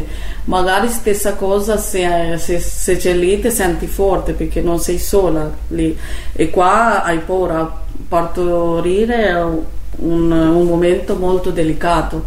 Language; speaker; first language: Italian; non-native, learner; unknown